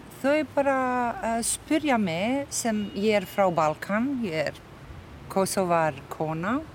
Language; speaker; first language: Icelandic; non-native, learner; Albanian